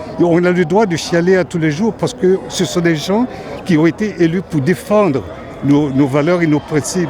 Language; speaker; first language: French; early bilingual, other home language; Haitian Creole